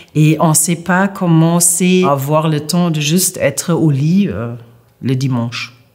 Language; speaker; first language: French; non-native, fluent; German